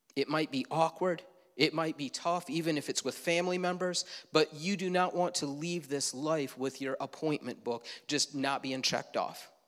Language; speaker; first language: English; native; English